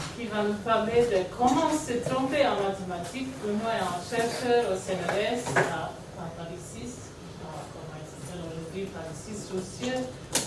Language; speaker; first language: French; non-native, fluent; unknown